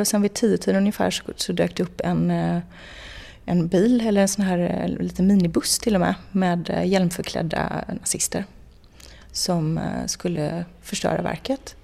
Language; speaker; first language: Swedish; native; Swedish